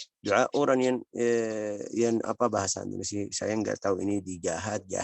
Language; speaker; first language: Indonesian; non-native, learner; Arabic